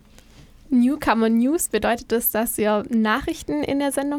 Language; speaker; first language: German; native; German